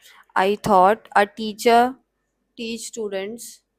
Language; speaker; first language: English; non-native, learner; Urdu